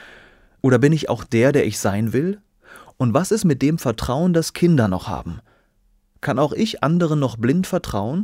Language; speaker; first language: German; native; German